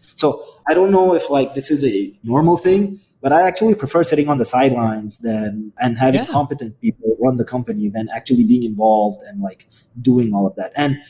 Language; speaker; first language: English; non-native, fluent; Arabic